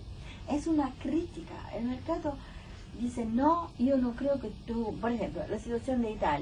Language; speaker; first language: Spanish; non-native, fluent; Italian